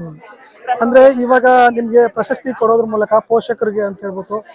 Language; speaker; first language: Kannada; native; Kannada